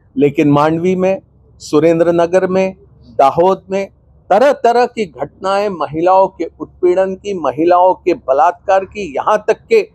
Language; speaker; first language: Hindi; non-native, local second language; Gujarati